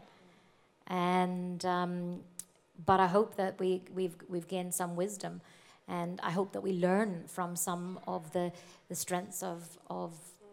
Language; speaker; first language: English; native; English